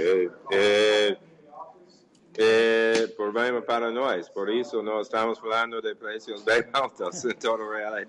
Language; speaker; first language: Portuguese; non-native, fluent; English